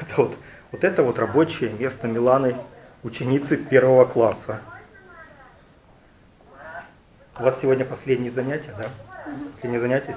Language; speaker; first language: Russian; native; Russian